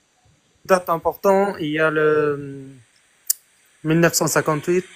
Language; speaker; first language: French; non-native, learner; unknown